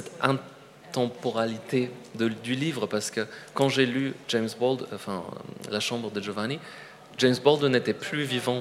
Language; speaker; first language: French; non-native, fluent; Polish